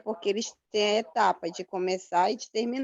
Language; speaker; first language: Portuguese; native; Portuguese